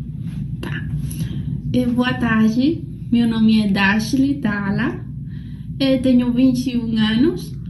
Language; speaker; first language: Portuguese; non-native, learner; Spanish